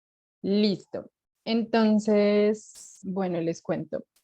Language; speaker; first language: Spanish; native; Spanish